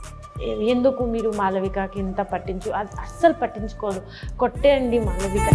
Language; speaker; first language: Telugu; non-native, fluent; Bangla